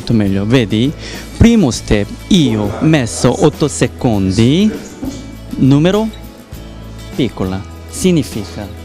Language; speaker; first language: Italian; non-native, learner; Korean